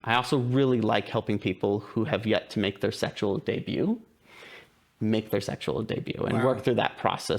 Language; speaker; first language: English; native; English